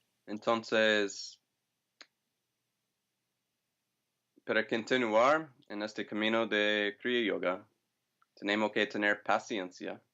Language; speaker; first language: Spanish; non-native, fluent; English